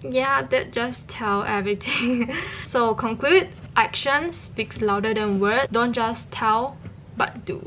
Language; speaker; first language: English; non-native, local second language; Chinese